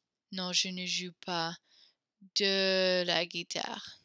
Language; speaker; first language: French; non-native, fluent; English